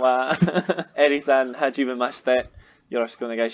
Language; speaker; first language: Japanese; non-native, learner; English